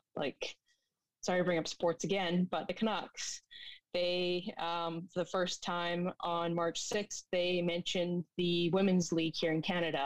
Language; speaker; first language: English; native; English